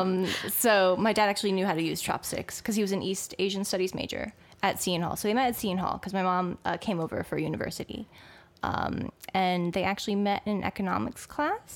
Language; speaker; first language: English; native; English